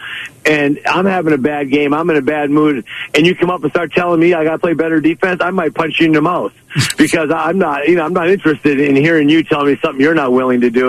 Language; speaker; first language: English; native; English